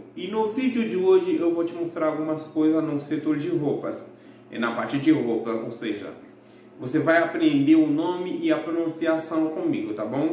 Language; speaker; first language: Portuguese; non-native, fluent; Haitian Creole